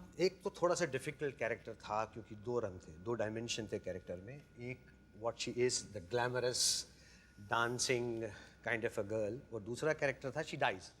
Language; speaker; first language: Hindi; native; Hindi